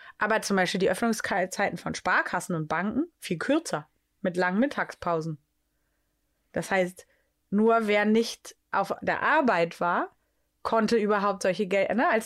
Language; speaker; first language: German; native; German